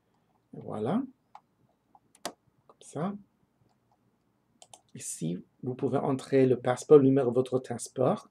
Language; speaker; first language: French; non-native, fluent; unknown